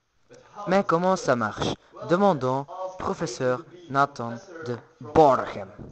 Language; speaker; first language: French; non-native, learner; Dutch